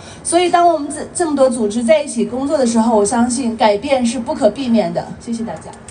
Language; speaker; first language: Chinese; native; Chinese